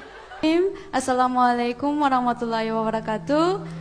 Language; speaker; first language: Indonesian; non-native, fluent; Korean